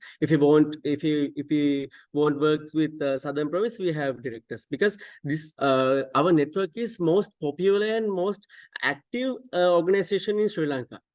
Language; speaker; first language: English; non-native, local second language; Sinhala